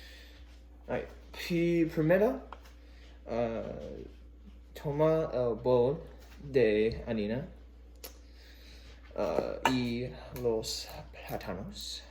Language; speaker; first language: Spanish; non-native, learner; English